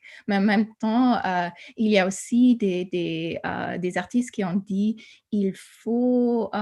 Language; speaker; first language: French; non-native, fluent; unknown